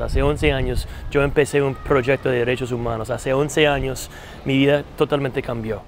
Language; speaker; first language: Spanish; non-native, fluent; English